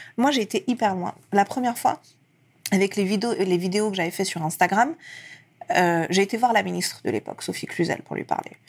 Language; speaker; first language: French; early bilingual, other home language; Persian